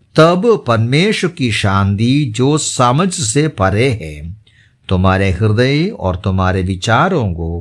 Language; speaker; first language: Hindi; non-native, local second language; Malayalam